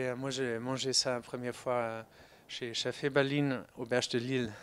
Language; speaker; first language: French; non-native, fluent; German